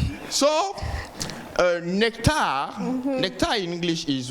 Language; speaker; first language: English; non-native, learner; French